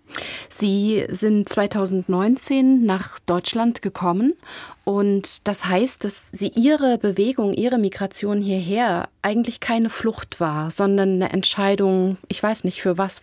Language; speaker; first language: German; native; German